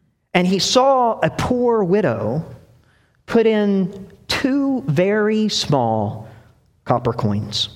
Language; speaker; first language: English; native; English